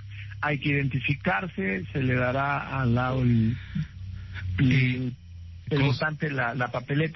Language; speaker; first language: Spanish; native; Spanish